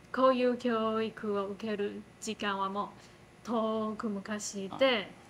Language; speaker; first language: Japanese; non-native, fluent; Chinese